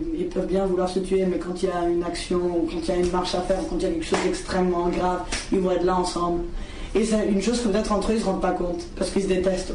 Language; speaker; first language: French; non-native, fluent; Spanish